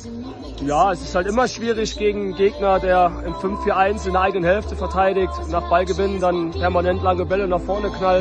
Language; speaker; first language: German; native; German